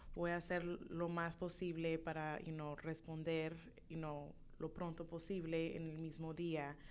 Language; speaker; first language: Spanish; early bilingual, other home language; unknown